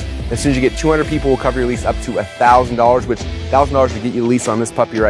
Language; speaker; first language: English; native; English